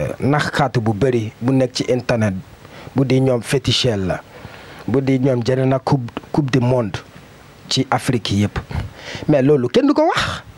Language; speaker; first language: Wolof; non-native, learner; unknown